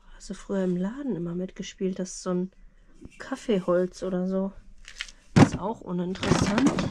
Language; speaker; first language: German; native; German